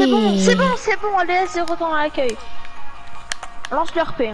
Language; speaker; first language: French; native; French